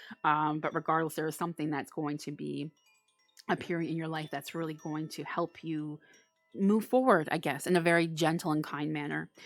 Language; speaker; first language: English; native; English